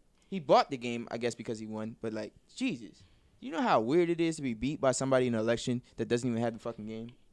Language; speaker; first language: English; native; English